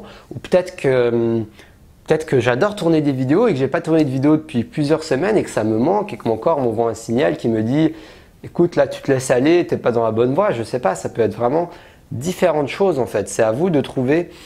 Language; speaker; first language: French; native; French